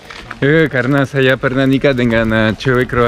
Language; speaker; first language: Indonesian; non-native, fluent; Croatian